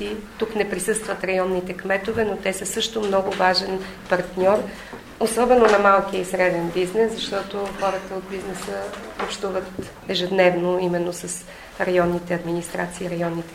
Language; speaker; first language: Bulgarian; native; Bulgarian